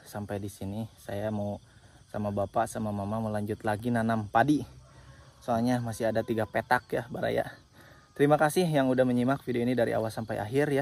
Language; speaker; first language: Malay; non-native, local second language; Sundanese